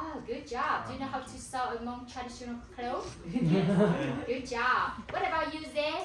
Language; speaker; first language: English; non-native, learner; Hmong